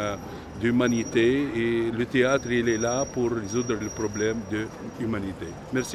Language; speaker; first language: French; non-native, local second language; Arabic